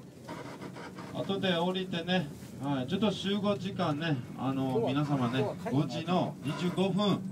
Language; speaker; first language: Japanese; non-native, fluent; Chinese